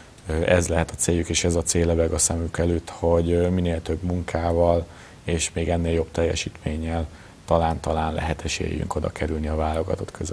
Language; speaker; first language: Hungarian; native; Hungarian